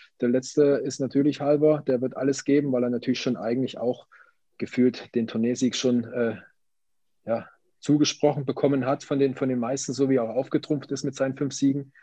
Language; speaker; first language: German; native; German